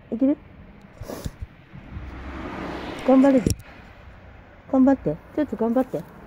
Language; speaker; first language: Japanese; native; Japanese